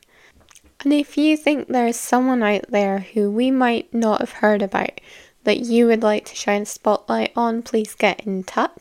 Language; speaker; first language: English; native; English